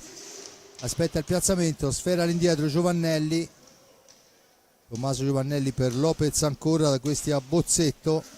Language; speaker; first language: Italian; native; Italian